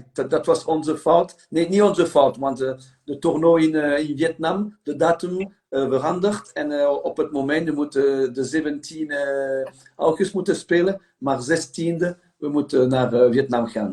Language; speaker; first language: Dutch; non-native, local second language; French